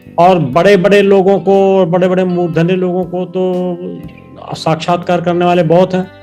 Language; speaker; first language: Hindi; native; Hindi